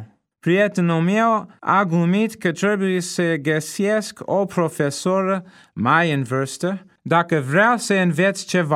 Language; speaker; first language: Romanian; non-native, fluent; English